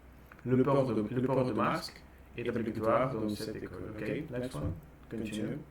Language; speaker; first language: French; non-native, learner; Russian